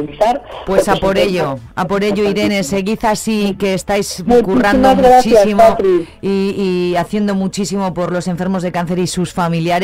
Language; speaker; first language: Spanish; native; Spanish